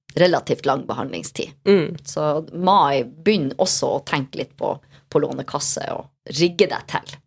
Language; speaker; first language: Norwegian; native; Norwegian